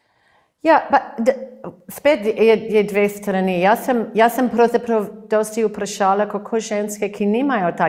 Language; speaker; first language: Slovenian; non-native, fluent; English